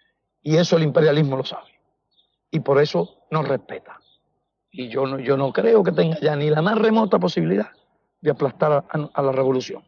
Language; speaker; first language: Spanish; native; Spanish